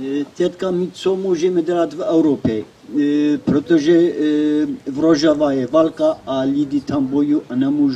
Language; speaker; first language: Czech; non-native, learner; Kurdish